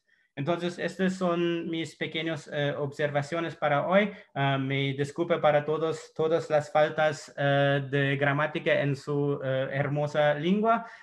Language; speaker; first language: Spanish; non-native, fluent; English